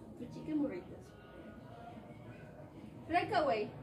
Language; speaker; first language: English; non-native, learner; Spanish